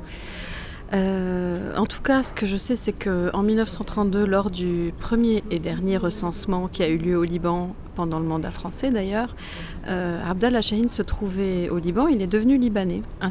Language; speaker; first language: French; non-native, local second language; Arabic